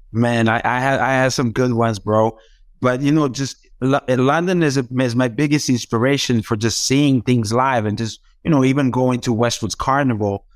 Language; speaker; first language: English; non-native, fluent; Croatian